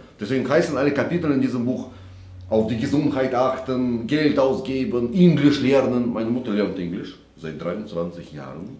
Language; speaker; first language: German; non-native, fluent; Russian